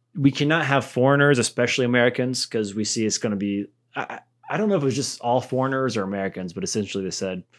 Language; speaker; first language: English; native; English